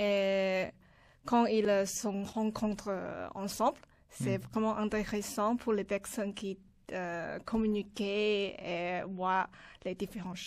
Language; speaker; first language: French; non-native, learner; Chinese